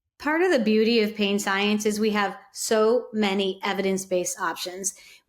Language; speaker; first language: English; native; English